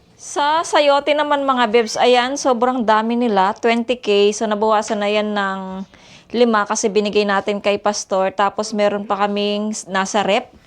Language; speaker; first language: Filipino; native; Filipino